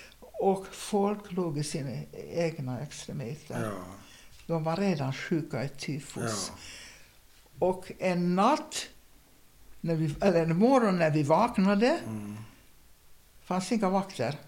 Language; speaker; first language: Swedish; non-native, fluent; Hungarian